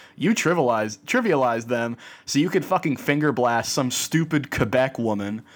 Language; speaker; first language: English; native; English